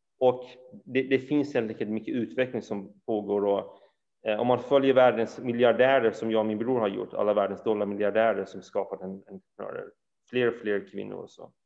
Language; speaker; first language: Swedish; early bilingual, other home language; Persian